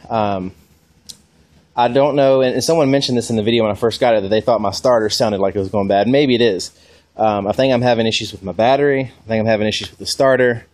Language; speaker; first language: English; native; English